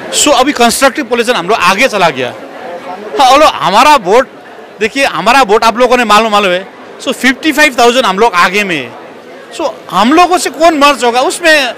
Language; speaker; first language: Hindi; non-native, local second language; Nepali